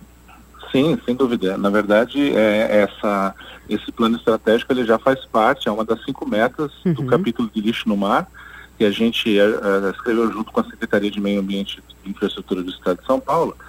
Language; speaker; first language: Portuguese; native; Portuguese